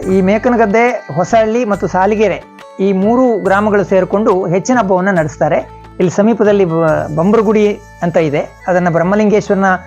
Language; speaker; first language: Kannada; native; Kannada